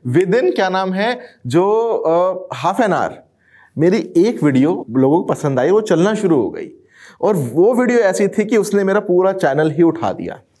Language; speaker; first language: Hindi; native; Hindi